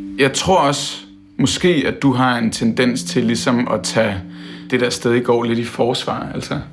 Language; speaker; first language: Danish; native; Danish